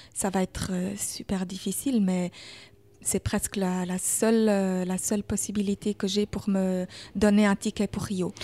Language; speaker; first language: French; early bilingual, other home language; German